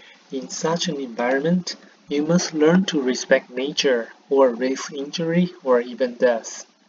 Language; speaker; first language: English; non-native, fluent; Chinese